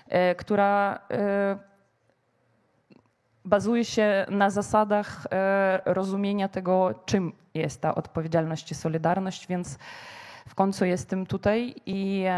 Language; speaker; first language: Polish; non-native, fluent; Ukrainian